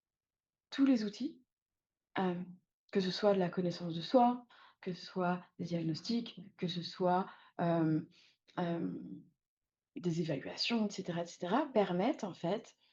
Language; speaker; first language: French; native; French